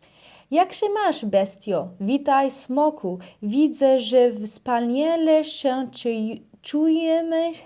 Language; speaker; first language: Polish; non-native, learner; Arabic